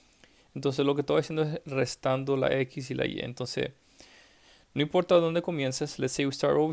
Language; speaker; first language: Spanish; early bilingual, heritage; English